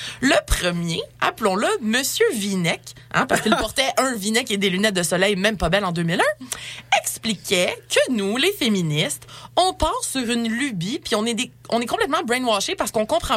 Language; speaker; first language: French; native; French